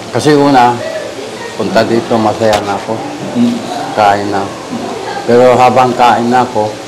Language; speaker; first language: Filipino; non-native, learner; Japanese